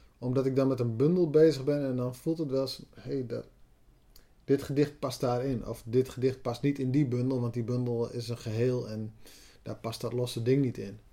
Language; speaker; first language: Dutch; non-native, local second language; Western Frisian